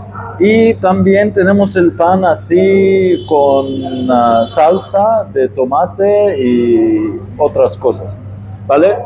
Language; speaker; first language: Spanish; non-native, fluent; Arabic